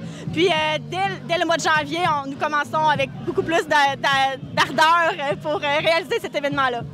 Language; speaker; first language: French; native; French